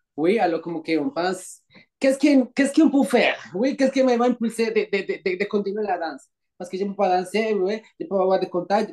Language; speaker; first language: French; non-native, learner; Spanish